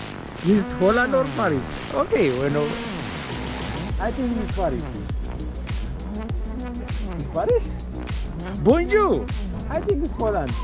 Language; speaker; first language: English; non-native, learner; Amharic